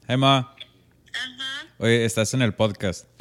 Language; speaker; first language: Spanish; early bilingual, heritage; Spanish